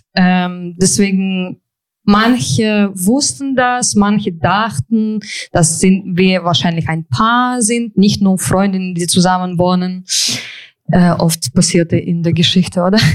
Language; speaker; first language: German; non-native, fluent; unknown